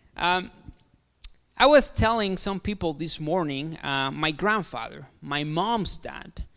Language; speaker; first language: English; non-native, fluent; Spanish